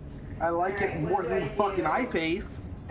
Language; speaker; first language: English; native; English